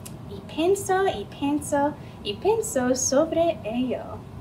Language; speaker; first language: Spanish; non-native, fluent; English